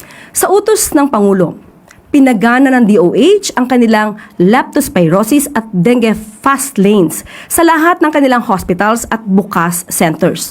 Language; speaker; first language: Filipino; native; Filipino